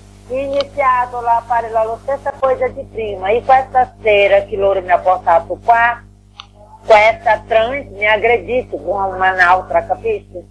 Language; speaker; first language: Italian; non-native, learner; Portuguese